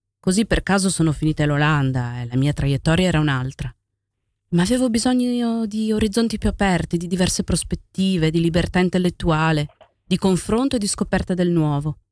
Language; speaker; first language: Italian; native; Italian